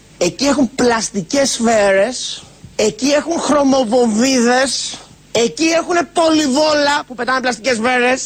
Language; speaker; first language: Greek; native; Greek